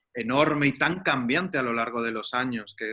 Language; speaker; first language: Spanish; native; Spanish